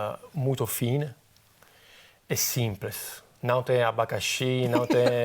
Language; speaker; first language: Portuguese; non-native, fluent; Italian